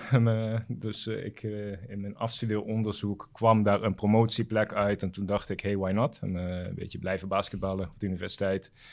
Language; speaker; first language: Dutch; non-native, local second language; Papiamento